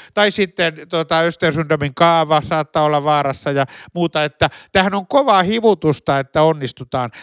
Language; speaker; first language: Finnish; native; Finnish